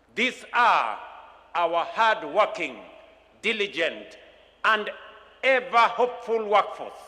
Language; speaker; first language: English; non-native, local second language; Kalenjin